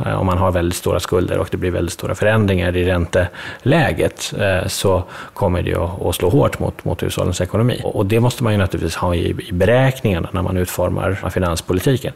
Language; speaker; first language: Swedish; early bilingual, other home language; Persian